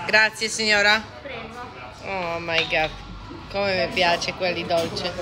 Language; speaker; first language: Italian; non-native, learner; Polish